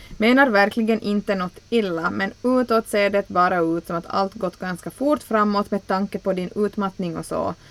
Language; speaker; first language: Swedish; native; Swedish